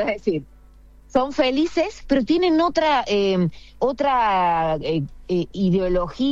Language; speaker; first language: Spanish; native; Spanish